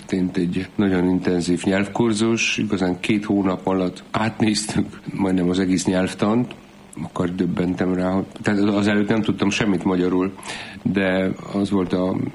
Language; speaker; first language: Hungarian; non-native, fluent; Polish